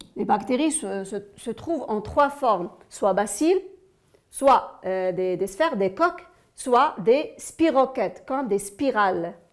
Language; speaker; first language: French; non-native, local second language; Arabic